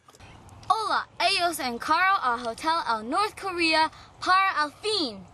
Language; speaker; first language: Spanish; non-native, learner; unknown